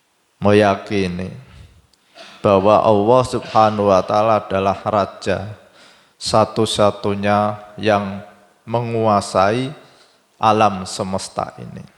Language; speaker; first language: Indonesian; native; Indonesian